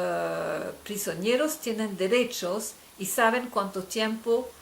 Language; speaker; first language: Spanish; non-native, fluent; French